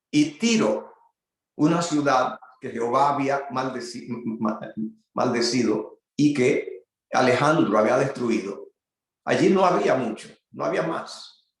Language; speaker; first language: Spanish; native; Spanish